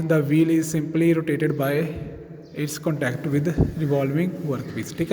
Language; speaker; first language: English; non-native, local second language; Punjabi